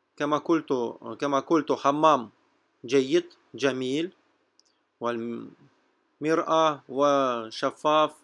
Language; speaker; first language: Arabic; non-native, fluent; Russian